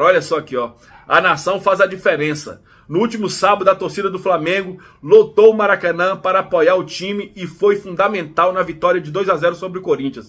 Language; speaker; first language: Portuguese; native; Portuguese